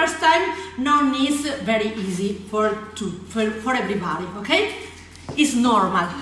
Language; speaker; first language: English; non-native, learner; Spanish